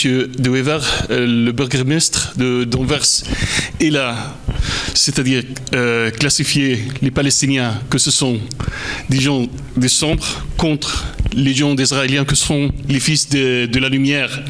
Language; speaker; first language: French; non-native, fluent; Arabic